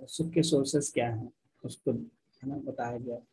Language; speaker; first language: Hindi; native; Hindi